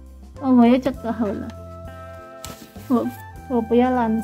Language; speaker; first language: Chinese; non-native, learner; Indonesian